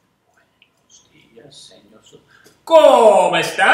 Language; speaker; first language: Spanish; non-native, fluent; English